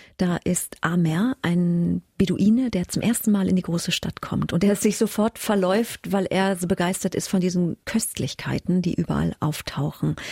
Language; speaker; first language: German; native; German